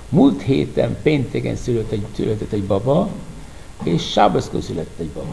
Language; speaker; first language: Hungarian; non-native, fluent; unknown